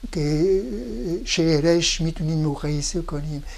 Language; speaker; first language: Persian; non-native, fluent; French